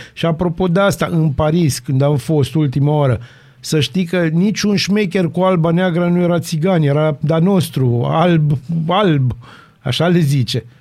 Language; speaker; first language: Romanian; native; Romanian